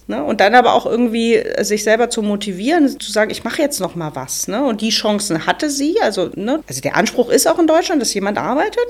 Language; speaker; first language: German; native; German